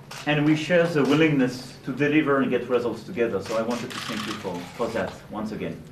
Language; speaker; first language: English; non-native, fluent; French